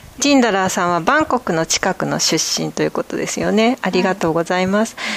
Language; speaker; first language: Japanese; native; Japanese